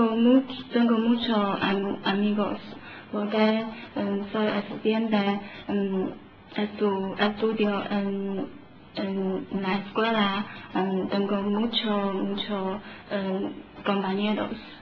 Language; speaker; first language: Spanish; non-native, learner; Chinese